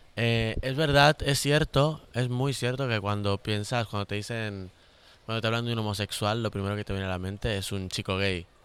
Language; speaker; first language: Spanish; native; Spanish